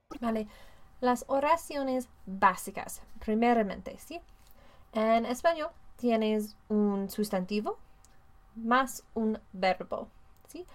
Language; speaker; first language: Spanish; non-native, fluent; English